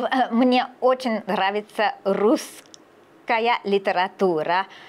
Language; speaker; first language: Russian; non-native, learner; English